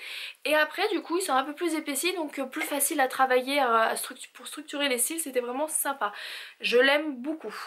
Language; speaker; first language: French; native; French